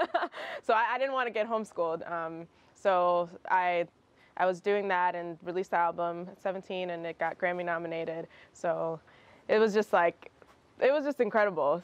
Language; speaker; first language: English; early bilingual, other home language; Russian